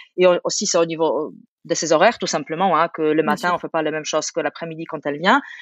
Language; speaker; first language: French; non-native, fluent; Polish